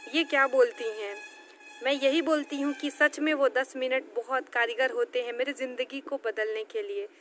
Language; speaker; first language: Hindi; native; Hindi